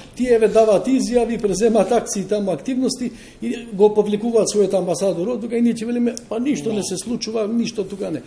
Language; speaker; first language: Macedonian; non-native, local second language; Albanian